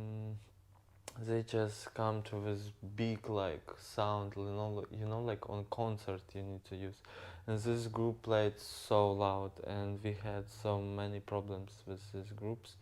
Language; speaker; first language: English; non-native, learner; Ukrainian